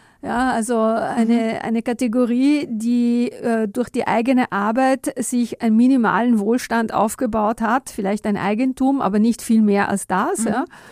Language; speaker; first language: German; non-native, fluent; Italian